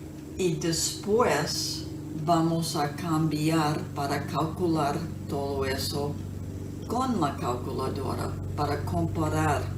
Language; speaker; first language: Spanish; non-native, fluent; English